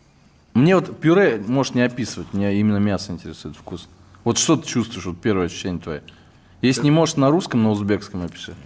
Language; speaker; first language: Russian; native; Russian